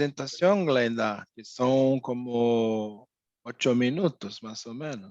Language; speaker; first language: Spanish; non-native, fluent; Portuguese